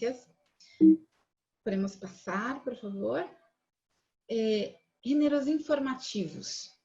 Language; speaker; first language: Spanish; non-native, learner; Portuguese